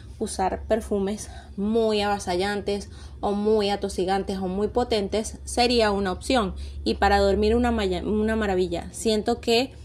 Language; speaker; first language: Spanish; native; Spanish